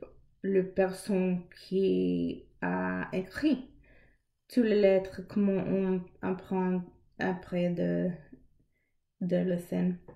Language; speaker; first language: French; non-native, learner; English